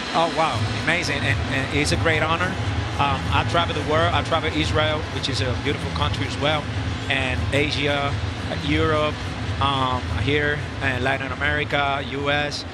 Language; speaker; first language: English; non-native, local second language; Spanish